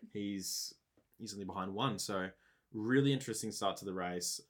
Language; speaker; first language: English; native; English